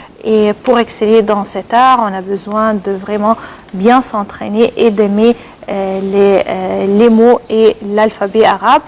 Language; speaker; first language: French; non-native, local second language; Arabic